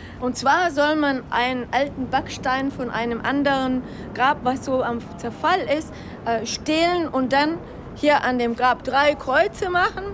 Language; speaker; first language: German; native; German